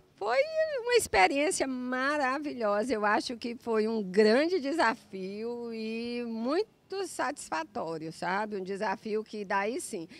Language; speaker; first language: Portuguese; native; Portuguese